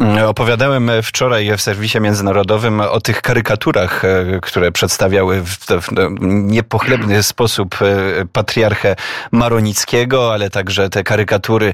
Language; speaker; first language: Polish; native; Polish